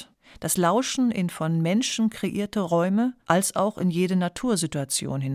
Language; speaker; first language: German; native; German